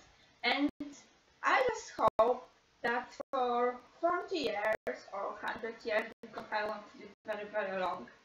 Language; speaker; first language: English; non-native, learner; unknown